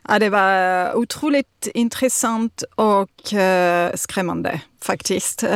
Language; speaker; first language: Swedish; non-native, fluent; French